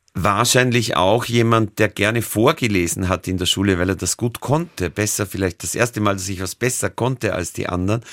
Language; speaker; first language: German; native; German